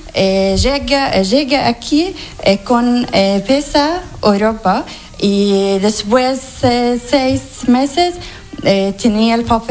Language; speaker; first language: Spanish; non-native, learner; Arabic